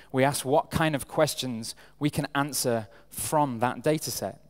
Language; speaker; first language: English; native; English